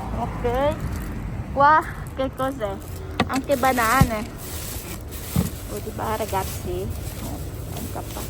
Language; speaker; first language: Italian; non-native, learner; Filipino